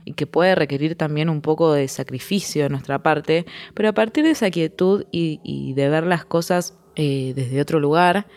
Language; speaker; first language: Spanish; native; Spanish